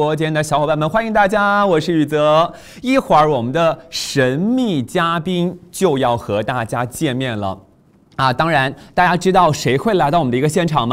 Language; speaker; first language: Chinese; native; Chinese